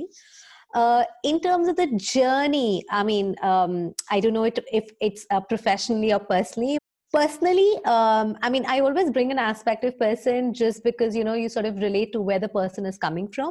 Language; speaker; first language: English; non-native, local second language; Hindi